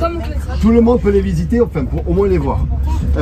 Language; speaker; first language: French; native; French